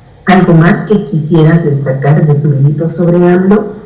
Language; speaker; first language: Spanish; native; Spanish